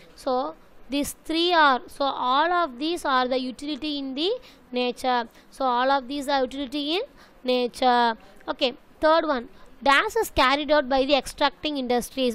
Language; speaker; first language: English; non-native, local second language; Tamil